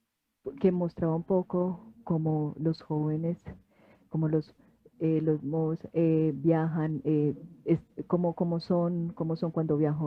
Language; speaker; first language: Spanish; non-native, fluent; French